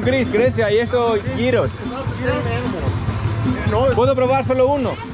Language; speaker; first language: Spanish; non-native, learner; Greek